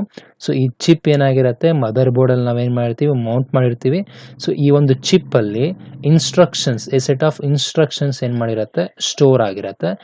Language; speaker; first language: Kannada; native; Kannada